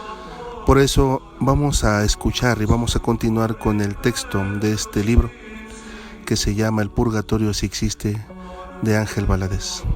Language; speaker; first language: Spanish; native; Spanish